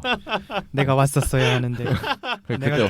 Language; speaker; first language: Korean; native; Korean